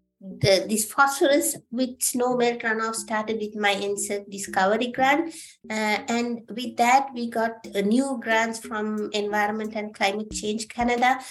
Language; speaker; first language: English; non-native, local second language; Sinhala